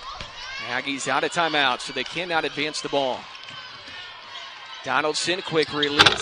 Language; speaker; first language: English; native; English